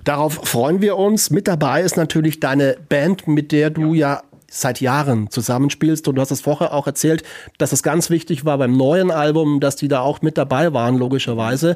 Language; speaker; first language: German; native; German